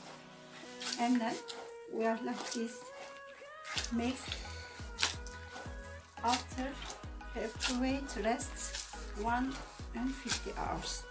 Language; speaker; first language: English; non-native, learner; Turkish